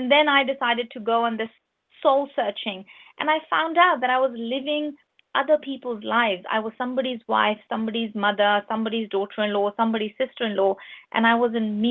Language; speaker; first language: English; non-native, local second language; Urdu